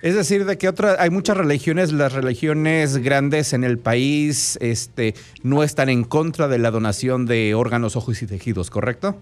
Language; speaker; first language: Spanish; native; Spanish